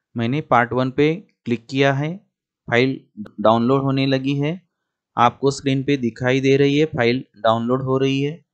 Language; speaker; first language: Hindi; non-native, local second language; Marathi